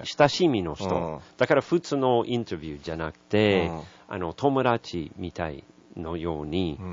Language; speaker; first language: Japanese; non-native, learner; English